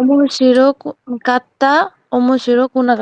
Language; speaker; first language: Japanese; non-native, learner; Bangla